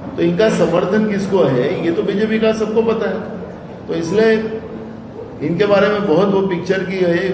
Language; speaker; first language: Hindi; non-native, local second language; Marathi